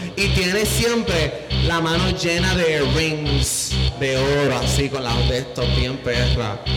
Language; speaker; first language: Spanish; native; Spanish